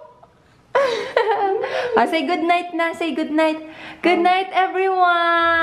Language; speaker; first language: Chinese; non-native, learner; Filipino